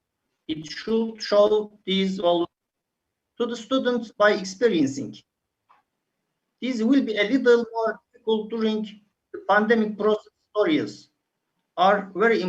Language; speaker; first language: English; non-native, fluent; Turkish